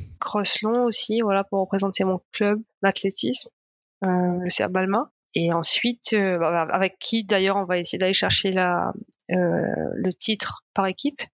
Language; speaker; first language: French; non-native, local second language; Morisyen